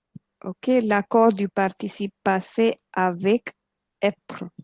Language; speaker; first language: French; non-native, fluent; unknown